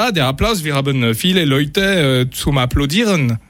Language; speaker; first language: German; non-native, learner; French